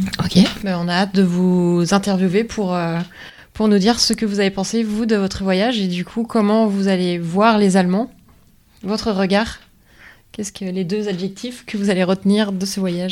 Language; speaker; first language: French; native; French